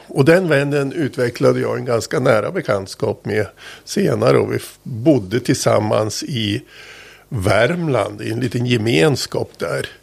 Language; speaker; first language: Swedish; native; Swedish